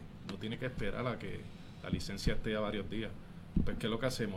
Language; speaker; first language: Spanish; native; Spanish